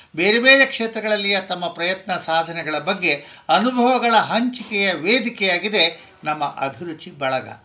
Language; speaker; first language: Kannada; native; Kannada